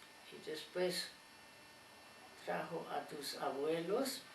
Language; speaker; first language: Spanish; non-native, fluent; German